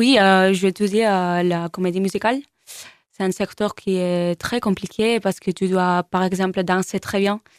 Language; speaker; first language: French; non-native, learner; Spanish